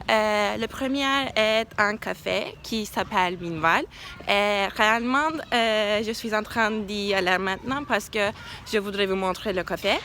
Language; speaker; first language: French; non-native, learner; Turkish